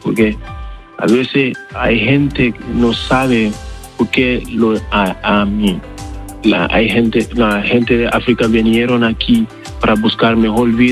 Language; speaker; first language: Spanish; non-native, learner; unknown